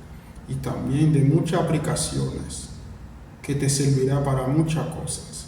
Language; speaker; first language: Spanish; non-native, fluent; Haitian Creole